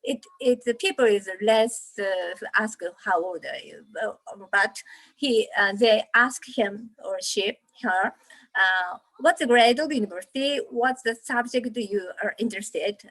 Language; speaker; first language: English; non-native, learner; Japanese